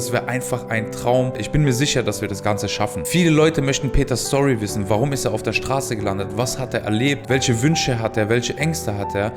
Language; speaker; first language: German; native; German